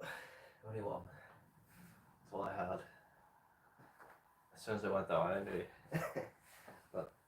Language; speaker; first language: English; native; English